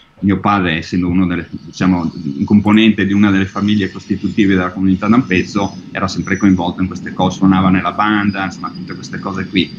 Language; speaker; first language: Italian; native; Italian